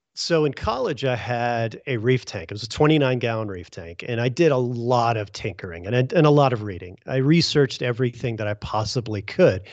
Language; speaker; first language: English; early bilingual, other home language; Hindi